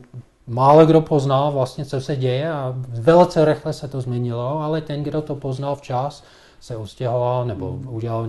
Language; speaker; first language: Czech; non-native, fluent; English